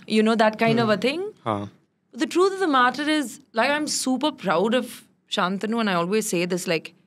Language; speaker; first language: English; non-native, local second language; Tamil